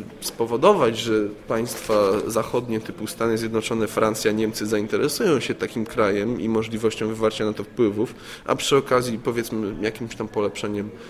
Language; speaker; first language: Polish; native; Polish